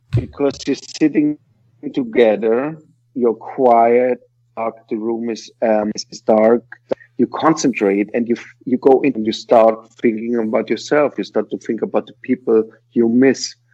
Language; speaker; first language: English; non-native, fluent; German